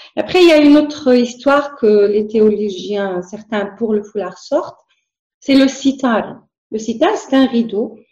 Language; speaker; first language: French; non-native, local second language; Arabic